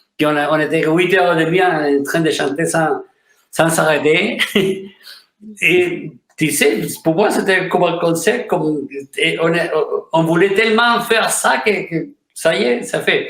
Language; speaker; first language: French; non-native, fluent; Spanish